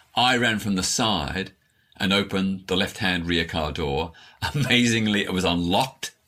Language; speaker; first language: English; native; English